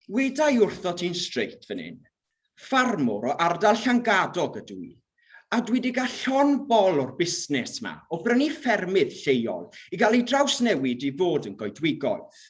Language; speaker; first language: Welsh; native; Welsh